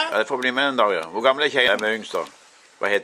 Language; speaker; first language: Swedish; native; Swedish